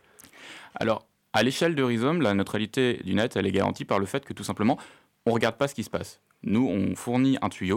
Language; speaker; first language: French; native; French